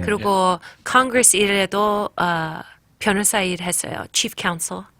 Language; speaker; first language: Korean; early bilingual, heritage; English